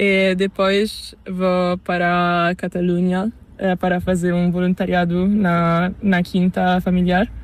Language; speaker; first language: Spanish; non-native, learner; Portuguese